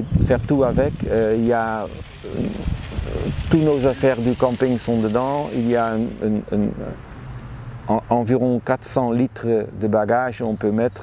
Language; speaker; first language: French; non-native, fluent; Dutch